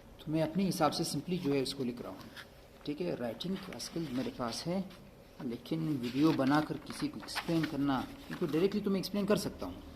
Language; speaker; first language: Urdu; non-native, local second language; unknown